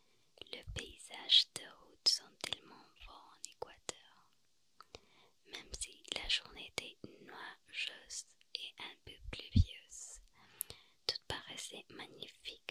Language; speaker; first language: French; non-native, fluent; Spanish